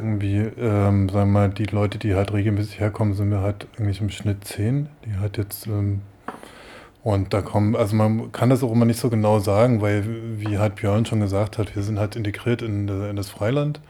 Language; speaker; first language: German; native; German